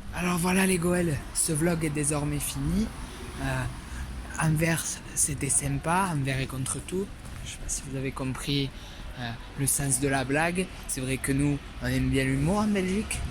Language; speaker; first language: French; native; French